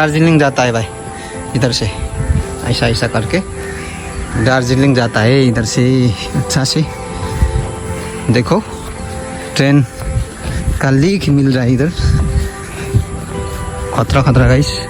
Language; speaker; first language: Hindi; non-native, learner; Nepali